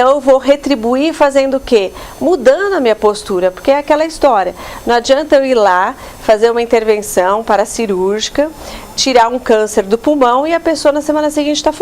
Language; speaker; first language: Portuguese; native; Portuguese